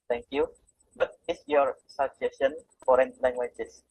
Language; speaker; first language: English; non-native, learner; Indonesian